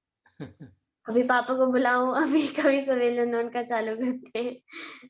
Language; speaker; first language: Hindi; early bilingual, heritage; Hindi